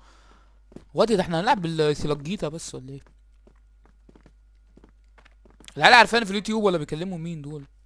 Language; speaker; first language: Arabic; native; Arabic